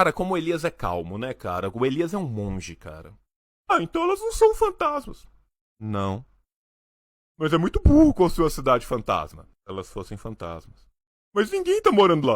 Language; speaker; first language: Portuguese; native; Portuguese